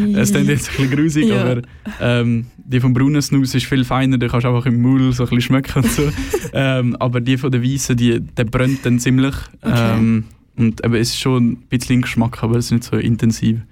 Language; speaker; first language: German; non-native, fluent; Swedish